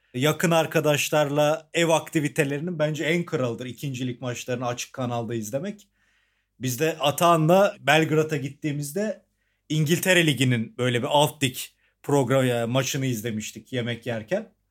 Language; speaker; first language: Turkish; native; Turkish